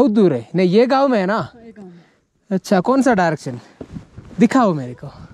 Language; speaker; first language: Hindi; non-native, local second language; Malayalam